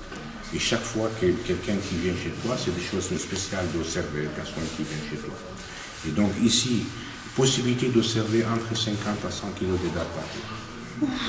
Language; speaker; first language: French; non-native, fluent; Arabic